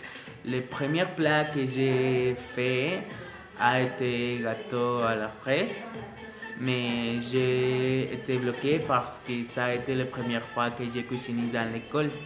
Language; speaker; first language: French; non-native, learner; Spanish